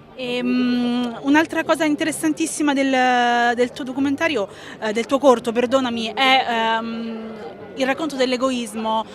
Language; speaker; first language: Italian; native; Italian